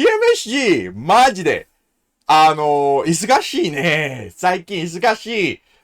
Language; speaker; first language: Japanese; non-native, learner; English